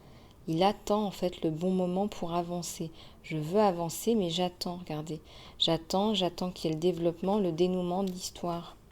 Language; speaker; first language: French; native; French